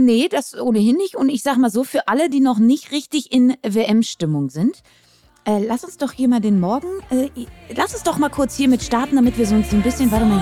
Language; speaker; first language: German; native; German